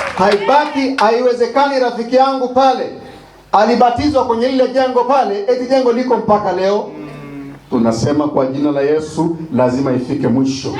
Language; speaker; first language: Swahili; non-native, local second language; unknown